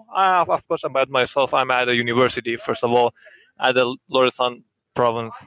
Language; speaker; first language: English; non-native, fluent; Persian